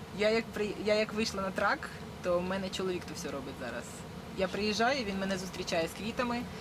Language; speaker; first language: Ukrainian; native; Ukrainian